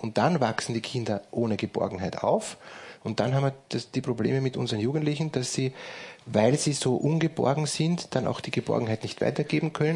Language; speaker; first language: German; native; German